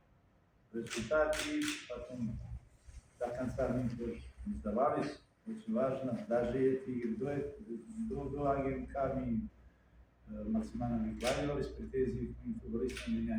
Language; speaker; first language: Russian; non-native, fluent; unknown